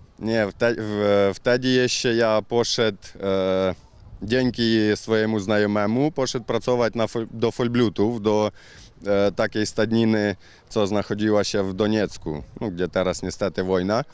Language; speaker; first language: Polish; non-native, learner; Ukrainian